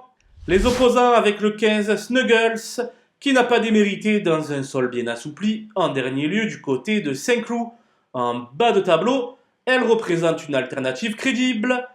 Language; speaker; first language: French; native; French